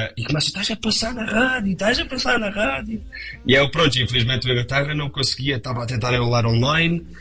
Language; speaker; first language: Portuguese; early bilingual, heritage; Portuguese